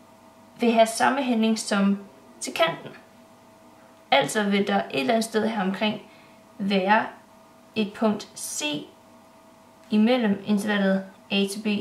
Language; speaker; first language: Danish; native; Danish